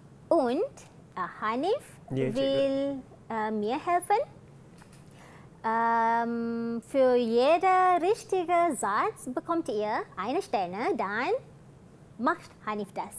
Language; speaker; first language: German; non-native, fluent; Malay